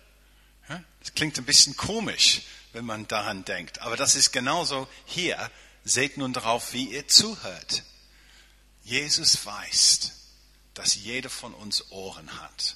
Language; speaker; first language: German; non-native, fluent; English